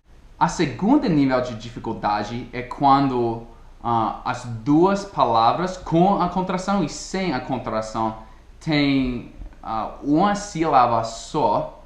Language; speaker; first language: Portuguese; non-native, fluent; English